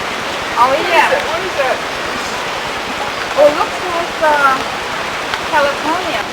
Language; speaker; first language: English; native; English